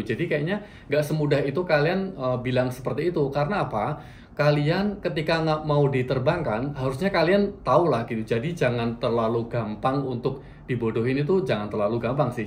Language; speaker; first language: Indonesian; native; Indonesian